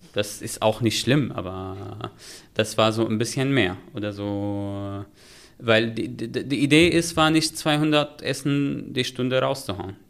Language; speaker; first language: German; non-native, fluent; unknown